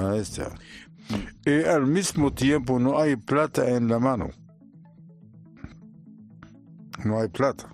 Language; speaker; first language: Spanish; non-native, learner; Arabic